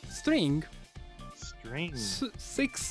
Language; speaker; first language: English; non-native, fluent; Japanese